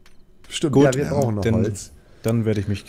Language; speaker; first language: German; native; German